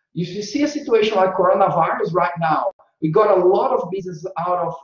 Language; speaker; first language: English; non-native, fluent; Portuguese